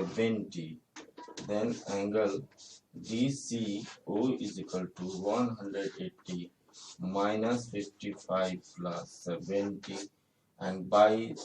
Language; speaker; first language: English; non-native, local second language; Hindi